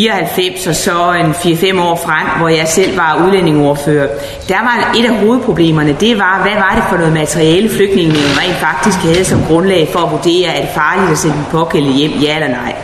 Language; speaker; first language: Danish; native; Danish